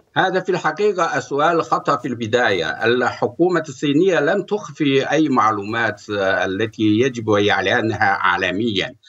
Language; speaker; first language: Arabic; non-native, fluent; Chinese